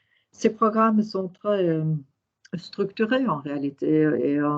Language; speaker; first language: French; non-native, fluent; Norwegian